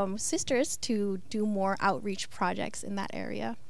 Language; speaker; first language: English; non-native, local second language; Spanish